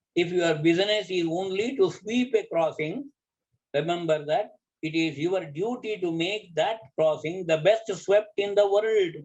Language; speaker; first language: English; non-native, local second language; Kannada